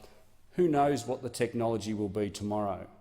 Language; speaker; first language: English; native; English